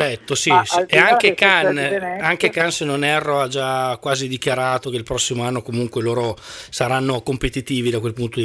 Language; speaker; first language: Italian; native; Italian